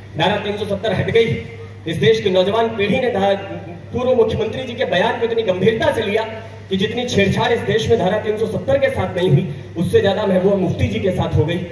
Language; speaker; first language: Hindi; native; Hindi